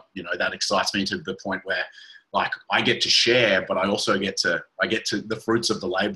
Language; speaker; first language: English; native; English